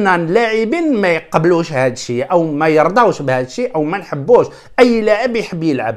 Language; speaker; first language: Arabic; native; Arabic